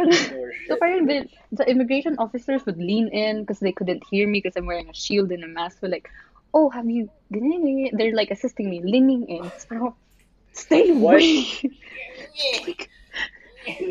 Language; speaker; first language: English; non-native, local second language; Filipino